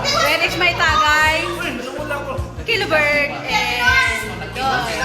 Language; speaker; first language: English; non-native, local second language; Filipino